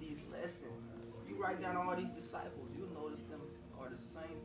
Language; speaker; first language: English; non-native, fluent; Haitian Creole